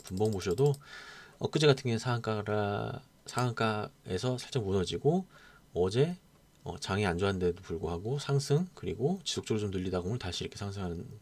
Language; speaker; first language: Korean; native; Korean